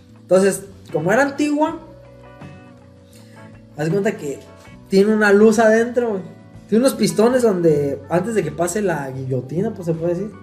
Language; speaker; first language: Spanish; native; Spanish